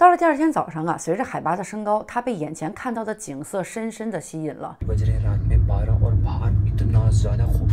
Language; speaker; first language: Chinese; native; Chinese